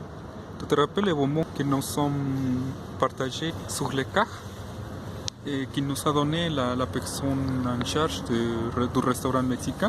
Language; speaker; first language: French; non-native, fluent; Spanish